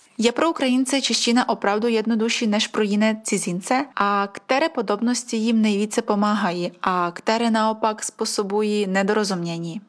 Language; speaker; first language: Czech; native; Czech